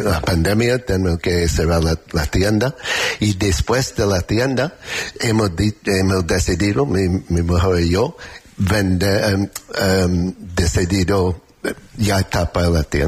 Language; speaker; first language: Spanish; non-native, learner; English